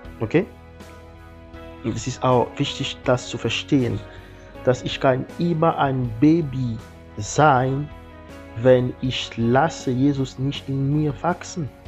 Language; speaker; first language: German; non-native, learner; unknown